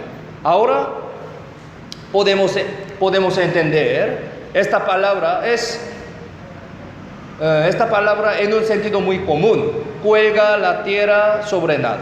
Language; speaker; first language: Spanish; non-native, fluent; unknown